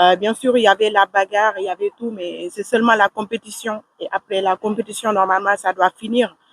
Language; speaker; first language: French; non-native, local second language; Wolof